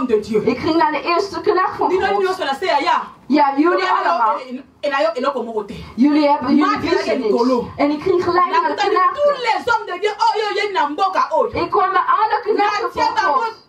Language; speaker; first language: Dutch; non-native, fluent; Lingala